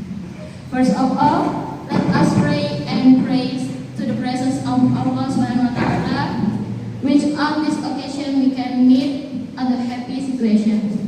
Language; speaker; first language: English; non-native, learner; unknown